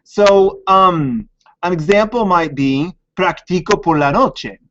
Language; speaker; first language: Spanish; non-native, fluent; English